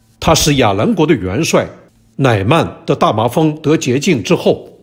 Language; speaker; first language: Chinese; native; Chinese